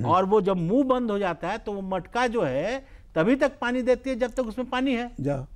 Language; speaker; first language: Hindi; native; Hindi